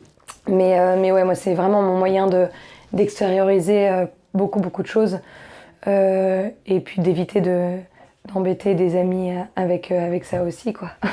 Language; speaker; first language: French; native; French